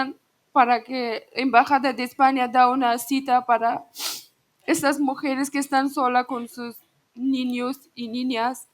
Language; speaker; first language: Spanish; non-native, learner; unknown